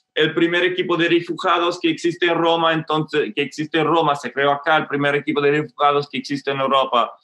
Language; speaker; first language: Spanish; non-native, fluent; English